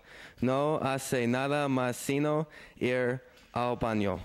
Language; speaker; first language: Spanish; non-native, learner; English